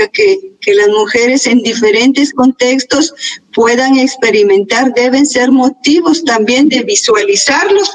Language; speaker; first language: Spanish; native; Spanish